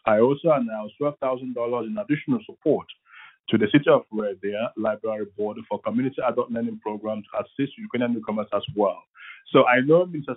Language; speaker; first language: English; non-native, local second language; Igbo